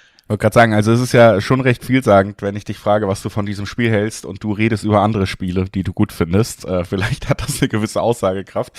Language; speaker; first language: German; native; German